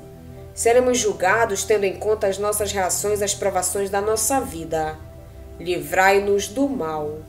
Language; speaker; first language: Portuguese; native; Portuguese